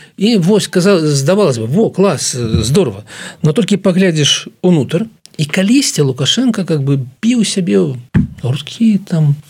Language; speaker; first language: Belarusian; non-native, local second language; Russian